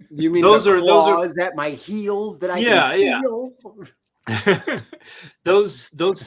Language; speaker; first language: English; native; English